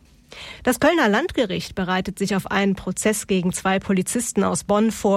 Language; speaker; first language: German; native; German